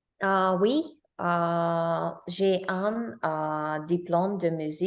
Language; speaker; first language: French; non-native, learner; English